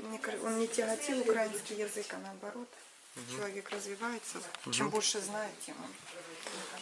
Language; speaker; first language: Russian; native; Russian